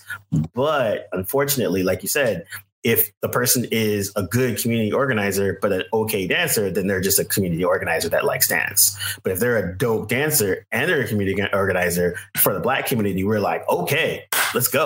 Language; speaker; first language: English; native; English